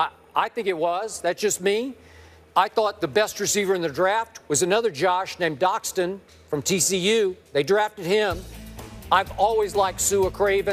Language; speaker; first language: English; native; English